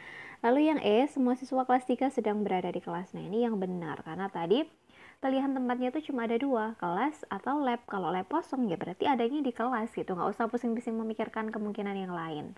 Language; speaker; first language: Indonesian; native; Indonesian